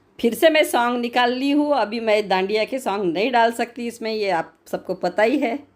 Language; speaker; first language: Hindi; non-native, local second language; Marathi